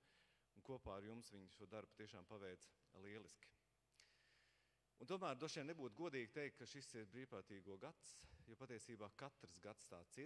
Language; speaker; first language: Latvian; native; Latvian